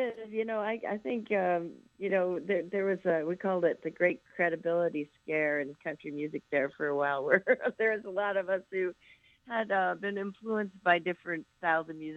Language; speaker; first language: English; native; English